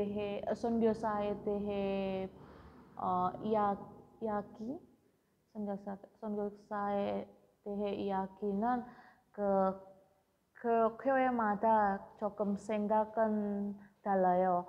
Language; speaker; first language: Korean; non-native, learner; Indonesian